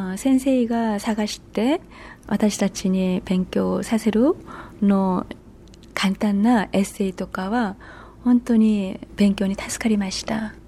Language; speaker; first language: Japanese; non-native, learner; Korean